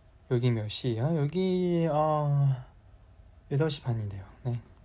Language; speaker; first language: Korean; non-native, fluent; Chinese